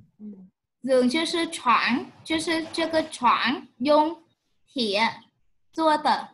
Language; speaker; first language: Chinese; non-native, fluent; Vietnamese